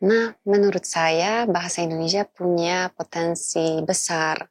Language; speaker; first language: Indonesian; non-native, fluent; Polish